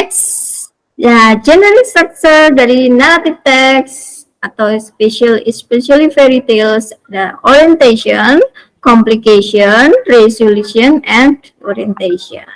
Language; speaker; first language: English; non-native, learner; Indonesian